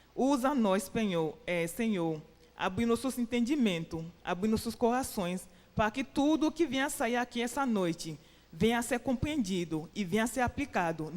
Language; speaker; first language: Portuguese; non-native, fluent; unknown